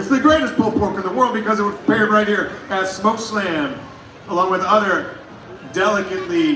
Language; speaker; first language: English; native; English